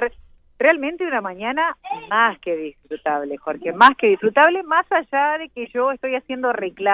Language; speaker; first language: Spanish; native; Spanish